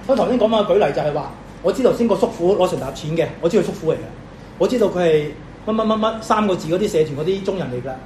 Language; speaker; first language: Cantonese; native; Cantonese